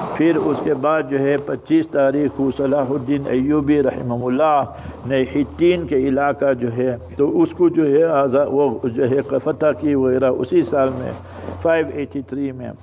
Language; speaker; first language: Urdu; early bilingual, heritage; English